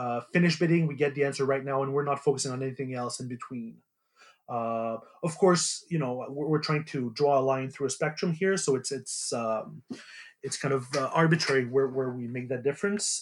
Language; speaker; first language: English; native; English